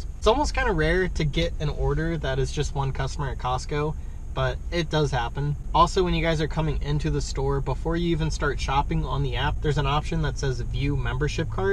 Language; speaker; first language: English; native; English